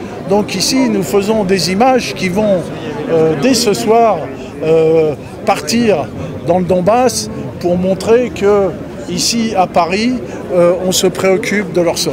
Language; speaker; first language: French; native; French